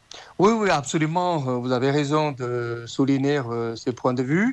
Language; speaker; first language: French; non-native, learner; Chinese